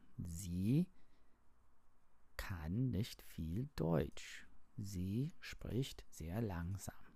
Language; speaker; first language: German; non-native, learner; English